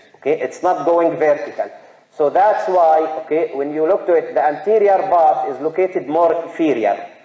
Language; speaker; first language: English; non-native, fluent; Arabic